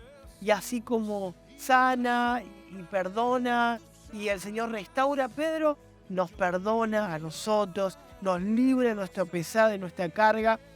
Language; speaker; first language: Spanish; native; Spanish